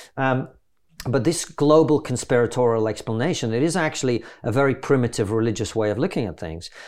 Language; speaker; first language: English; non-native, fluent; Russian